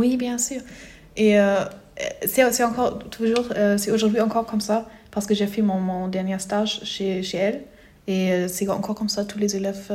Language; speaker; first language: French; non-native, fluent; German